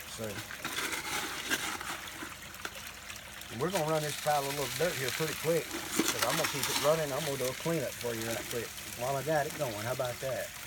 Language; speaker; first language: English; native; English